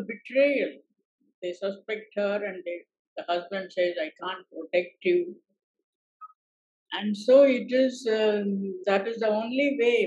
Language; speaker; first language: English; non-native, local second language; Tamil